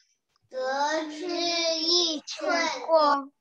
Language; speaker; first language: Chinese; early bilingual, heritage; Chinese